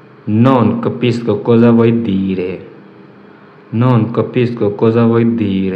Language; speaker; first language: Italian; non-native, learner; Urdu